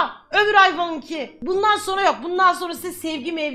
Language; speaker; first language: Turkish; native; Turkish